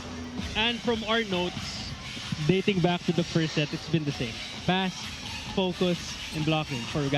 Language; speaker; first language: English; non-native, local second language; Filipino